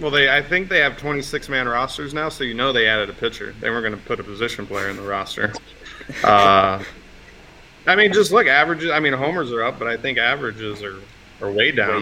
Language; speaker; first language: English; native; English